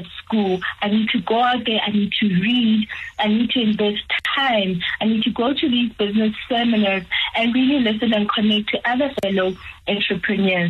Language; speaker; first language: English; non-native, local second language; Tswana